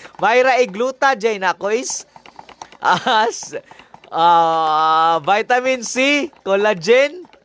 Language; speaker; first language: Cebuano; native; Cebuano